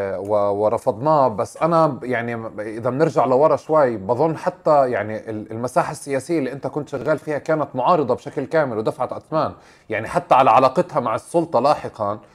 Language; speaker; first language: Arabic; native; Arabic